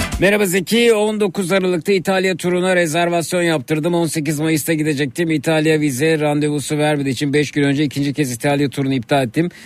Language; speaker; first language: Turkish; native; Turkish